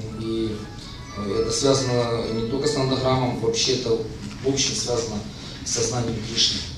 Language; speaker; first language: Russian; native; Russian